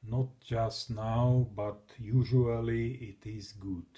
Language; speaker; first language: English; non-native, learner; Slovak